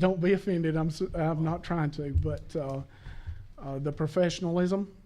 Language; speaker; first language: English; native; English